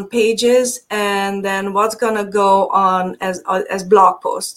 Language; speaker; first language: English; non-native, fluent; Hungarian